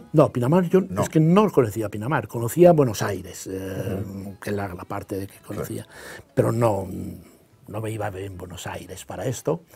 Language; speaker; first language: Spanish; non-native, local second language; Catalan